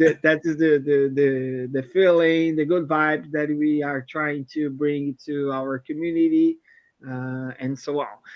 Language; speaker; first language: English; non-native, fluent; Portuguese